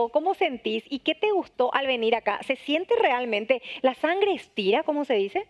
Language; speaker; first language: Spanish; native; Spanish